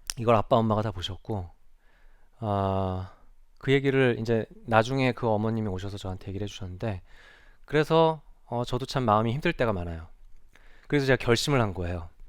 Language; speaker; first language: Korean; native; Korean